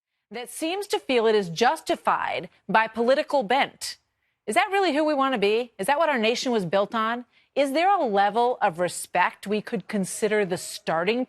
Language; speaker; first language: English; native; English